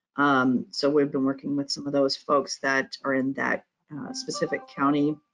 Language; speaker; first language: English; native; English